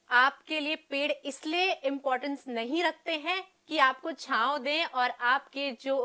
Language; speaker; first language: Hindi; native; Hindi